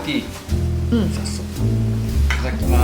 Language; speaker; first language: Japanese; native; Japanese